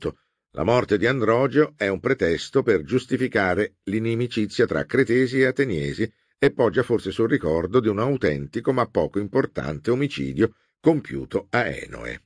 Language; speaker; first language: Italian; native; Italian